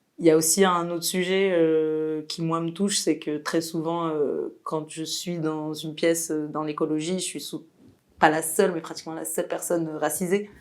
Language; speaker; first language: French; non-native, local second language; Arabic